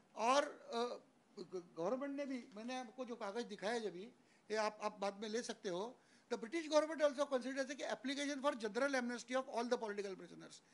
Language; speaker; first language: Hindi; non-native, local second language; Marathi